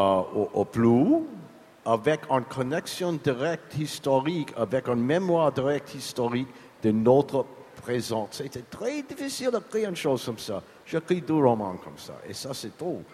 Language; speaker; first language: French; non-native, learner; English